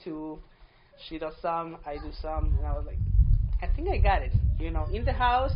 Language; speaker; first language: English; non-native, fluent; Spanish